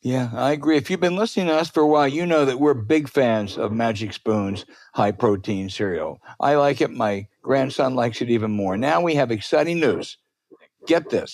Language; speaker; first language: English; native; English